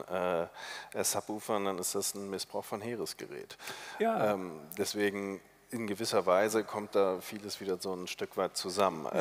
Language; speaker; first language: German; native; German